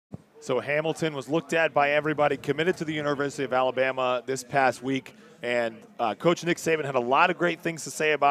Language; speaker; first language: English; native; English